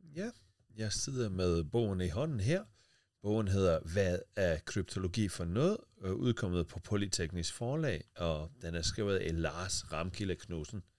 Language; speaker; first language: Danish; non-native, fluent; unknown